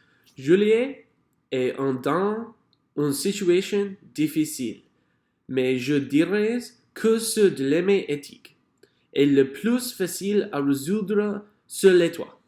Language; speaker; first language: French; non-native, learner; English